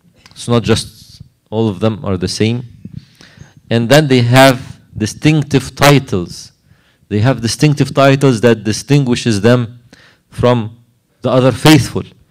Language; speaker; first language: English; non-native, fluent; Arabic